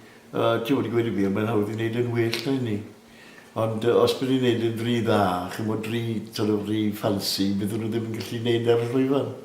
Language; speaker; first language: Welsh; native; Welsh